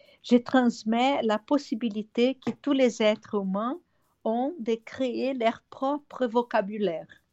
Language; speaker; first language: French; non-native, fluent; Portuguese